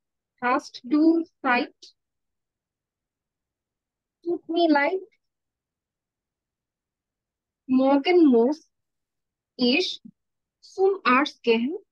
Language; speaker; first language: German; non-native, learner; Bangla